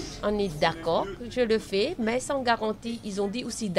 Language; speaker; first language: French; non-native, learner; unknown